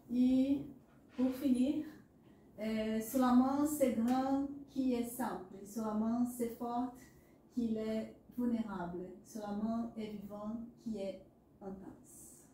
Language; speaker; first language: French; non-native, learner; Portuguese